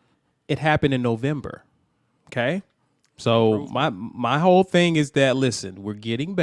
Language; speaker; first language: English; native; English